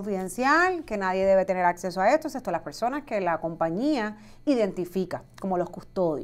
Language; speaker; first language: Spanish; native; Spanish